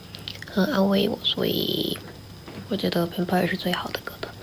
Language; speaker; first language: Chinese; non-native, learner; Korean